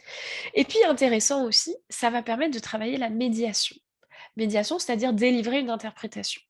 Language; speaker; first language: French; native; French